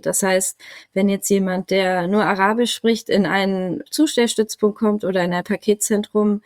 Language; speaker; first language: German; native; German